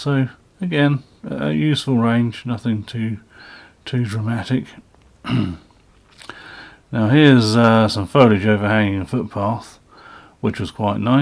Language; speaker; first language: English; native; English